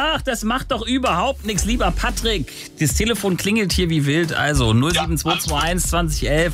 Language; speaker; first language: German; native; German